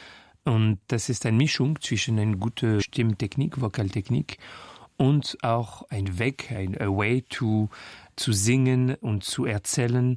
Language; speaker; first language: German; non-native, fluent; French